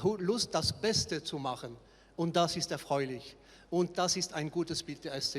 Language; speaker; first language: German; non-native, fluent; French